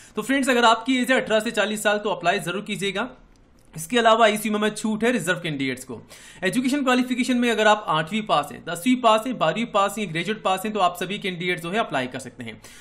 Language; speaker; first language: Hindi; native; Hindi